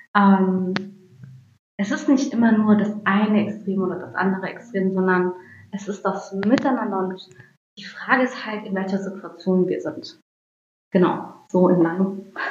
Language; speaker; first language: German; early bilingual, other home language; Turkish